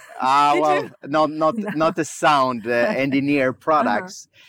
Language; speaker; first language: English; early bilingual, other home language; Swedish